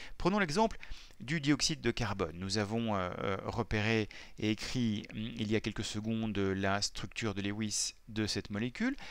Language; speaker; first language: French; native; French